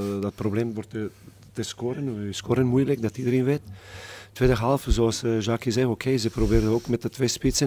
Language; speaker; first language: Dutch; non-native, fluent; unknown